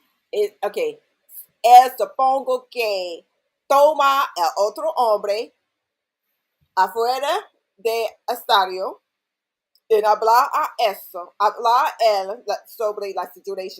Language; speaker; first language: Spanish; non-native, learner; English